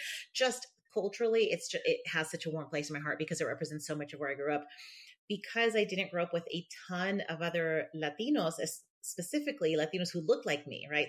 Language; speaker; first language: English; early bilingual, other home language; Spanish